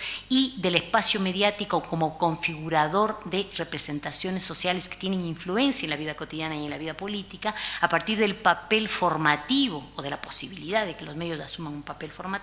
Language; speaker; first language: Spanish; native; Spanish